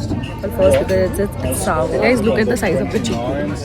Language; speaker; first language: English; non-native, local second language; Hindi